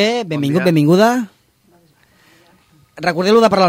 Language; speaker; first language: Catalan; native; Catalan